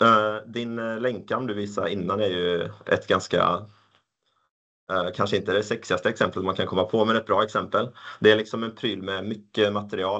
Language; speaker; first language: Swedish; native; Swedish